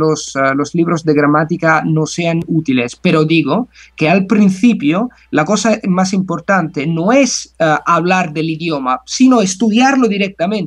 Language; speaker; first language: Spanish; non-native, fluent; Italian